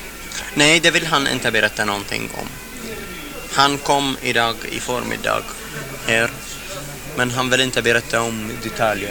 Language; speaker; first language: Swedish; non-native, fluent; Arabic